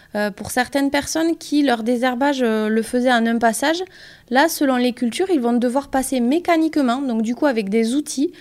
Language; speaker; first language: French; native; French